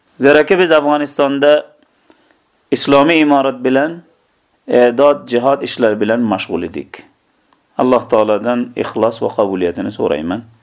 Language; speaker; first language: Uzbek; native; Uzbek